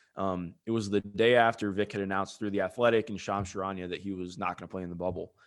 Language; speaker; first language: English; native; English